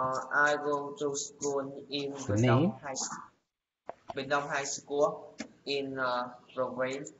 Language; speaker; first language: English; non-native, learner; Vietnamese